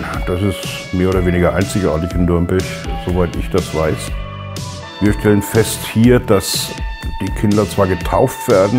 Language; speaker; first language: German; native; German